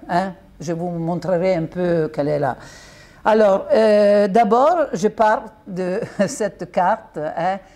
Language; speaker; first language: French; non-native, fluent; Italian